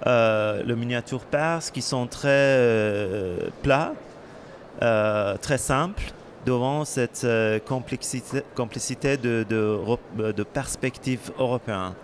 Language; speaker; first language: French; non-native, fluent; Persian